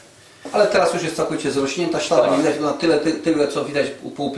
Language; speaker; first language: Polish; native; Polish